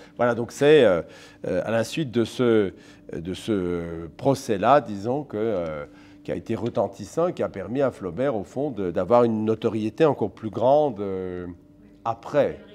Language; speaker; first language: French; native; French